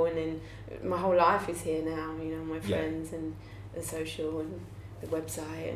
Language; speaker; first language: English; native; English